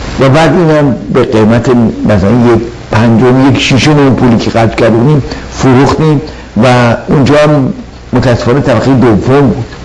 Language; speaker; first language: Persian; native; Persian